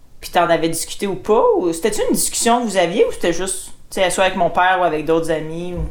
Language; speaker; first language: French; native; French